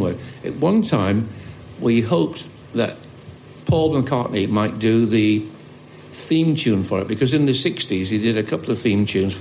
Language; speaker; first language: English; native; English